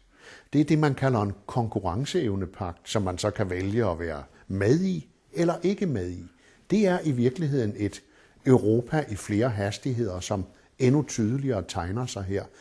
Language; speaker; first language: Danish; native; Danish